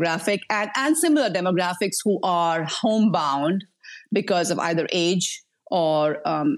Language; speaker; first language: English; non-native, local second language; Hindi